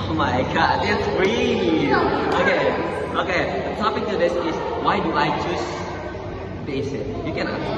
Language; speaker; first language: English; non-native, learner; Indonesian